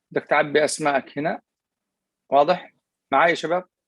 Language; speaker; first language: Arabic; native; Arabic